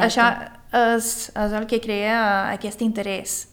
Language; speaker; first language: Catalan; early bilingual, other home language; Swedish